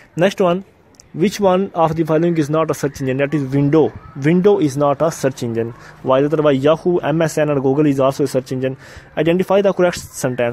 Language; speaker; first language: English; non-native, local second language; Urdu